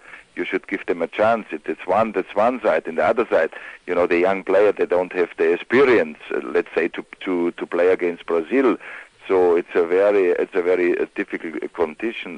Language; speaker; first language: English; non-native, fluent; German